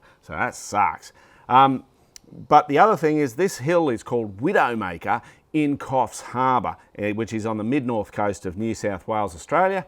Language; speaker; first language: English; native; English